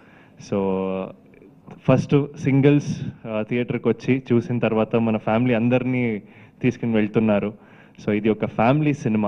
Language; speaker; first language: Telugu; non-native, learner; Kannada